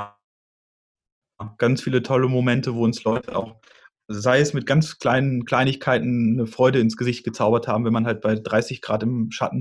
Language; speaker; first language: German; native; German